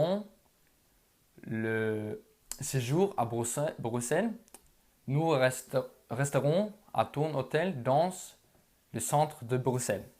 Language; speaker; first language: French; non-native, learner; Norwegian